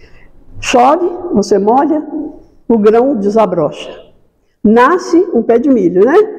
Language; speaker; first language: Portuguese; native; Portuguese